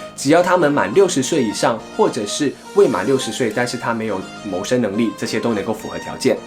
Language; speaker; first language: Chinese; native; Chinese